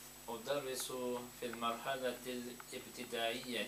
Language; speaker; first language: Arabic; non-native, learner; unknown